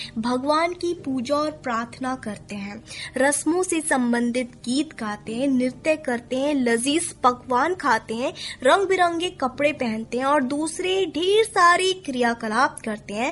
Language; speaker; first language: Hindi; native; Hindi